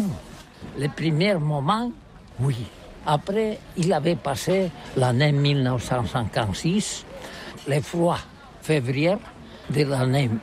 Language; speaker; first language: French; non-native, learner; Catalan